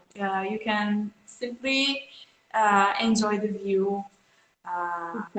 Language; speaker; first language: English; non-native, fluent; Italian